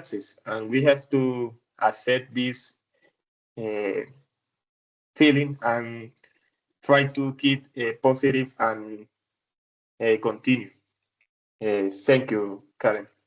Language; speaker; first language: English; non-native, learner; Spanish